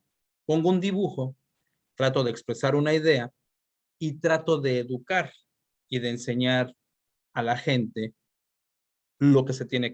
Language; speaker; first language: Spanish; native; Spanish